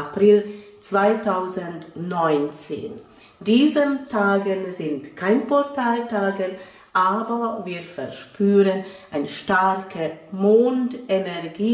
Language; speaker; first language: German; non-native, fluent; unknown